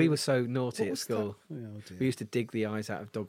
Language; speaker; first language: English; native; English